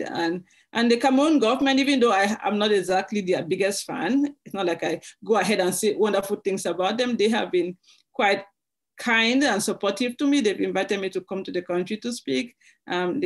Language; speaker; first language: English; native; English